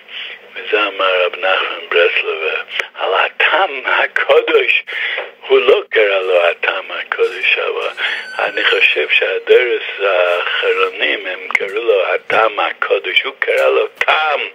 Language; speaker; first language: Hebrew; non-native, fluent; English